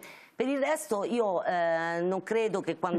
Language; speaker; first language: Italian; native; Italian